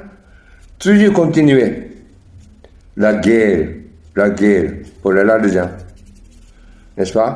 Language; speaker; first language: French; non-native, learner; Japanese